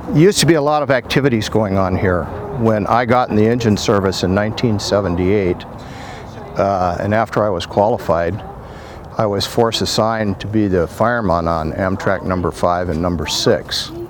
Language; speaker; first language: English; native; English